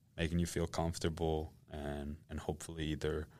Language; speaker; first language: English; native; English